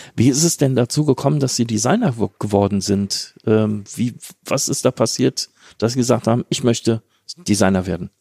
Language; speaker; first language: German; native; German